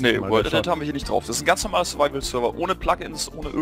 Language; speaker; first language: German; native; German